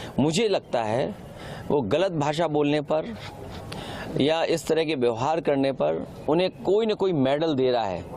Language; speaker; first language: Hindi; native; Hindi